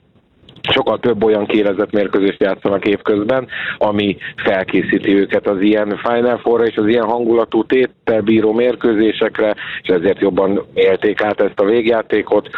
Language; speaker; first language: Hungarian; native; Hungarian